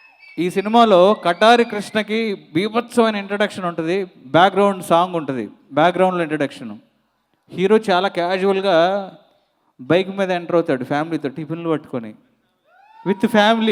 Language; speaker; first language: Telugu; native; Telugu